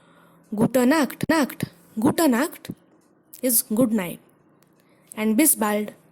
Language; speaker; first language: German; non-native, fluent; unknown